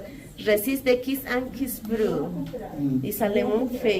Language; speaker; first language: English; non-native, learner; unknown